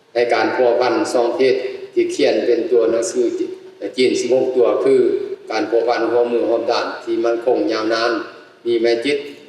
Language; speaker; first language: Lao; non-native, fluent; Chinese